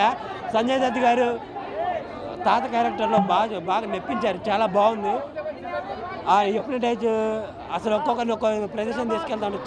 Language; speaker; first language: Telugu; native; Telugu